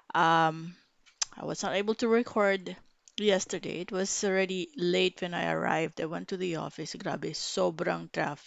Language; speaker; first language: English; non-native, local second language; Filipino